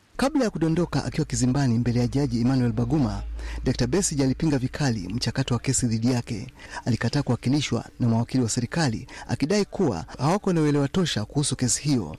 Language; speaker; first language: Swahili; non-native, local second language; Ganda